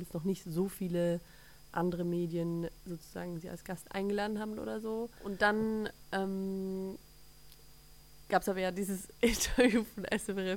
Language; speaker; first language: German; native; German